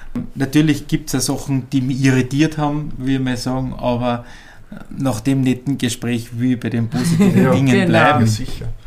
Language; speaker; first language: German; native; German